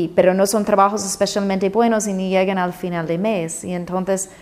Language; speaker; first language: Spanish; non-native, fluent; English